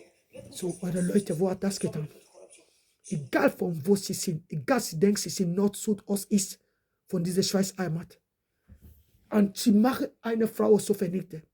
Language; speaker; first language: German; non-native, learner; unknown